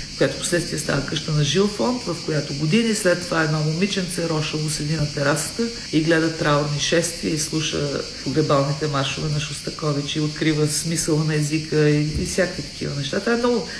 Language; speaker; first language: Bulgarian; native; Bulgarian